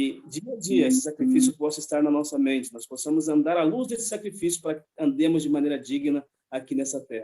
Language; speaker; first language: Portuguese; native; Portuguese